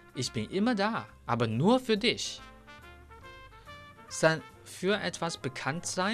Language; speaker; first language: German; non-native, fluent; Chinese